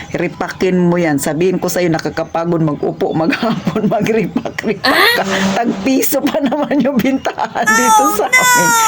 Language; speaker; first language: Filipino; non-native, local second language; Cebuano